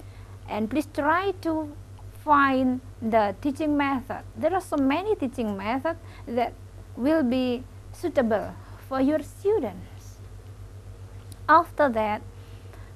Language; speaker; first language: English; non-native, local second language; Indonesian